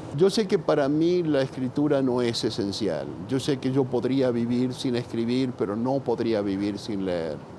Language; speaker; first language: Spanish; early bilingual, other home language; English